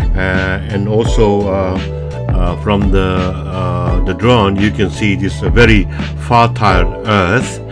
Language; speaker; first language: English; non-native, fluent; Japanese